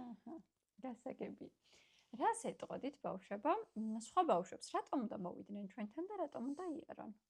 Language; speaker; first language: Georgian; native; Georgian